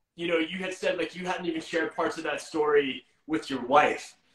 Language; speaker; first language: English; native; English